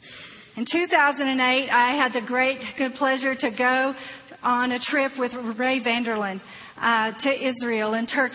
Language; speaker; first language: English; native; English